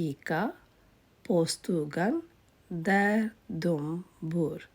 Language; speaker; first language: Swedish; non-native, fluent; Urdu